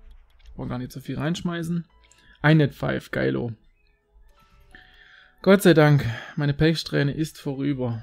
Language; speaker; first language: German; native; German